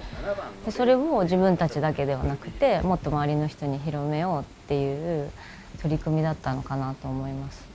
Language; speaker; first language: Japanese; native; Japanese